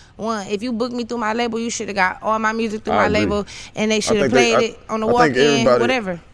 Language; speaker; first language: English; native; English